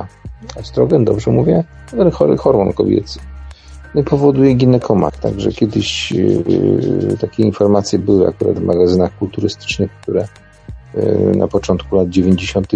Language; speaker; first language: Polish; native; Polish